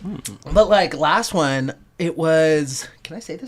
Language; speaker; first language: English; native; English